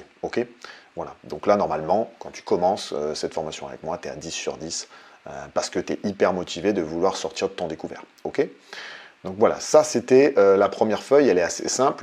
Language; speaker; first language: French; native; French